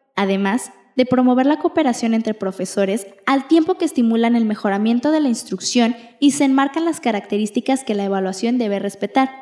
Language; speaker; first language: Spanish; native; Spanish